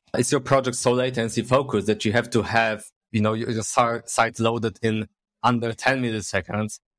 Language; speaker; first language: English; non-native, fluent; Polish